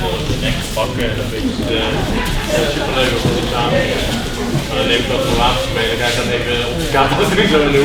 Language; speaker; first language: Dutch; native; Dutch